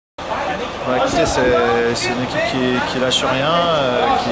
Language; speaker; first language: French; native; French